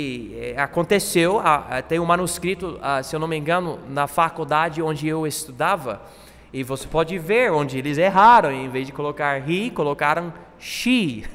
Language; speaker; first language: Portuguese; non-native, fluent; English